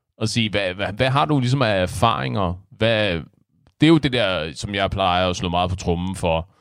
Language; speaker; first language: Danish; native; Danish